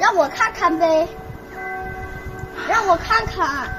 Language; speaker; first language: Chinese; early bilingual, heritage; Chinese